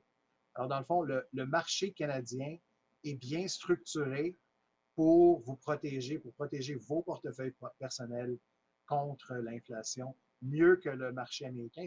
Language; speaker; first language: French; native; French